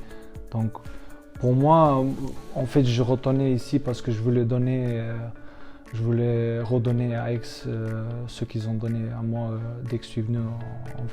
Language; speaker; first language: French; non-native, fluent; Slovenian